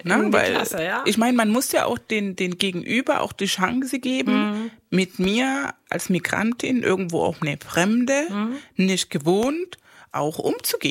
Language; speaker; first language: German; non-native, fluent; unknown